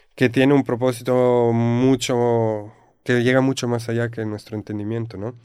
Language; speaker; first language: Spanish; non-native, fluent; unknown